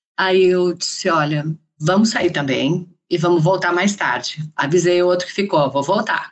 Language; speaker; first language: Portuguese; native; Portuguese